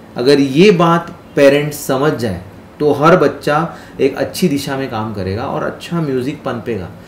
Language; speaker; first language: Hindi; non-native, local second language; Marathi